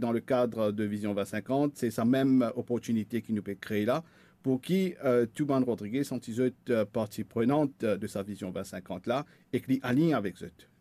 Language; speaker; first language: French; non-native, local second language; Morisyen